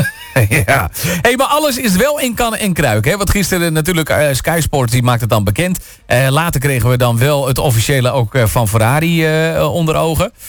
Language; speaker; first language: Dutch; native; Dutch